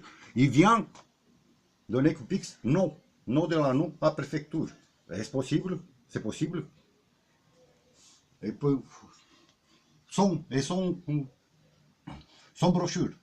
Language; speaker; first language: French; non-native, learner; Romanian